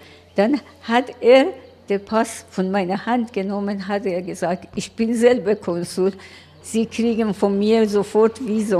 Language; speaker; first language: German; non-native, learner; Persian